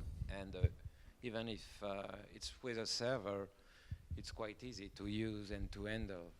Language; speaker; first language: English; non-native, fluent; French